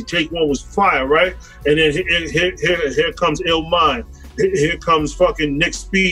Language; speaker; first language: English; native; English